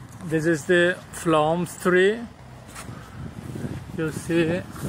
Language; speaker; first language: English; non-native, learner; Turkish